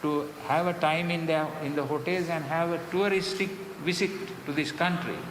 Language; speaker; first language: English; non-native, local second language; Sinhala